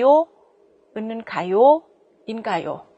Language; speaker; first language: Korean; non-native, fluent; Vietnamese